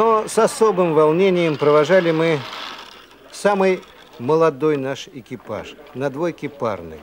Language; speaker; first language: Russian; native; Russian